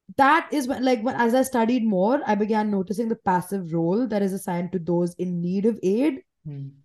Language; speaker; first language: English; non-native, local second language; Hindi